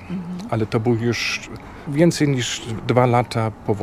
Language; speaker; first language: Polish; non-native, fluent; German